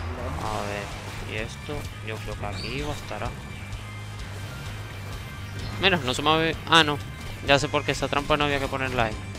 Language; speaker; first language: Spanish; native; Spanish